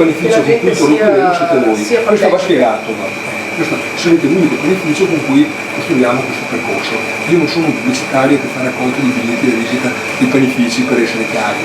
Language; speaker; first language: Italian; native; Italian